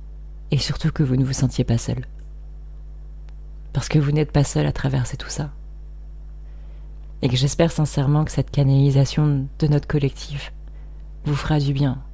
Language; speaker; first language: French; native; French